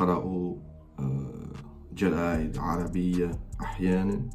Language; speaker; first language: Arabic; non-native, fluent; Croatian